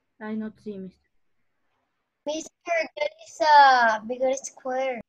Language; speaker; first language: English; non-native, learner; Spanish